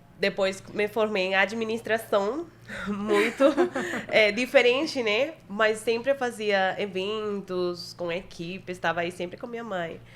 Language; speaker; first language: Portuguese; non-native, fluent; Spanish